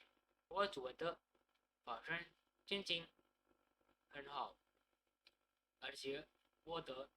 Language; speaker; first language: Chinese; non-native, learner; Indonesian